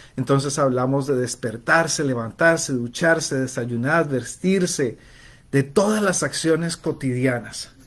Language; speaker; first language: Spanish; native; Spanish